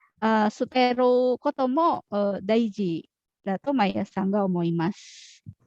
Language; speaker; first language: Japanese; non-native, fluent; Indonesian